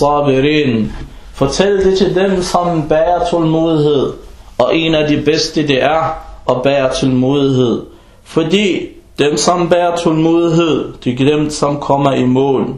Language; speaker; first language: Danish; early bilingual, other home language; Arabic